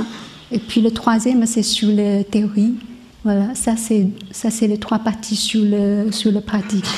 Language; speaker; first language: French; non-native, learner; Chinese